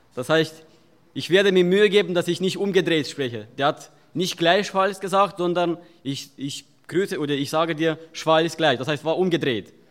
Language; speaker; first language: German; non-native, fluent; Russian